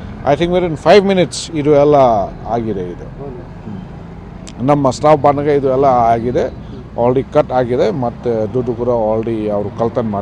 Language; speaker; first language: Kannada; non-native, learner; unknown